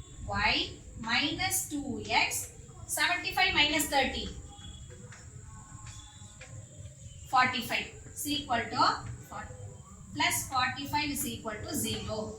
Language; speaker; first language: English; non-native, local second language; Tamil